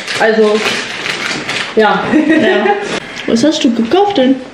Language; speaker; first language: German; non-native, learner; Indonesian